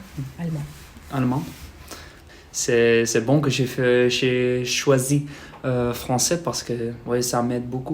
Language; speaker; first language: French; non-native, learner; Dutch